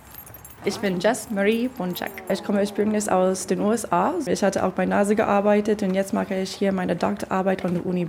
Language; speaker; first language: German; non-native, fluent; English